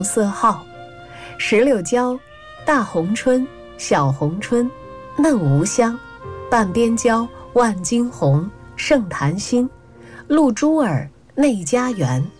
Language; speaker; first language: Chinese; native; Chinese